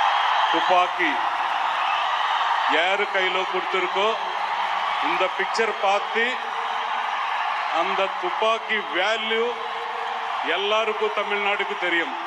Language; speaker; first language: Tamil; non-native, learner; Telugu